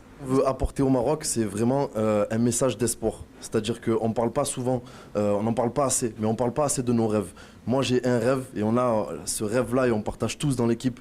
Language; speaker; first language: French; native; French